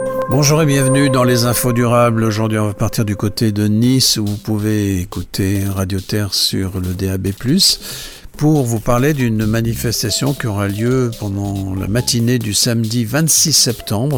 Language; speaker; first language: French; native; French